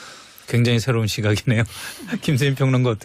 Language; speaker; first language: Korean; native; Korean